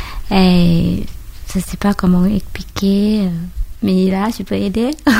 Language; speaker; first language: French; non-native, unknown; Thai